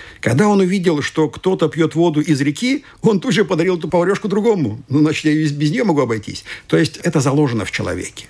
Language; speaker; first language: Russian; non-native, fluent; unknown